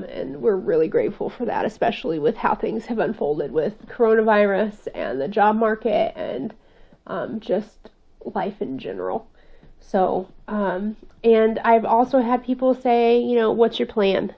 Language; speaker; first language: English; native; English